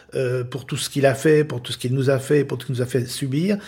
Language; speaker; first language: French; native; French